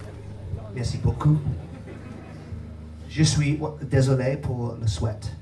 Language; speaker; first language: French; non-native, learner; English